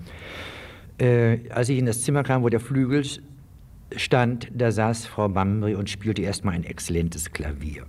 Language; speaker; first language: German; native; German